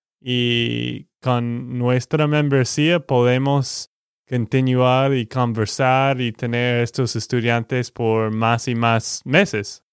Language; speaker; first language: Spanish; non-native, learner; English